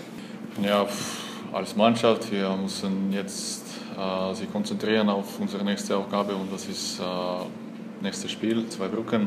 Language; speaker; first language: German; non-native, fluent; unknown